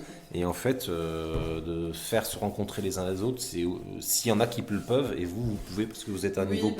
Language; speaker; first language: French; native; French